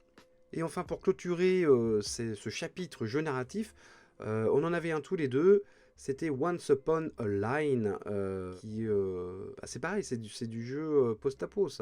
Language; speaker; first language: French; native; French